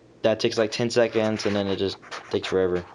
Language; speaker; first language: English; native; English